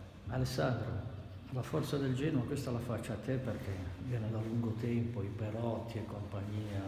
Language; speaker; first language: Italian; native; Italian